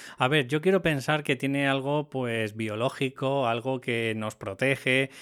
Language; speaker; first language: Spanish; native; Spanish